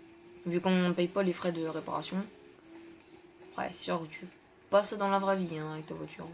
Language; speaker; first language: French; native; French